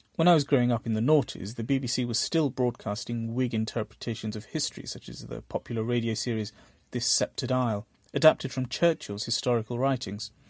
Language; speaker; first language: English; early bilingual, other home language; Bangla